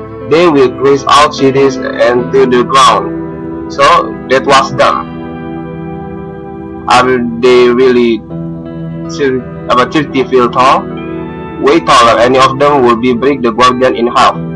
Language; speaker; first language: English; non-native, learner; Indonesian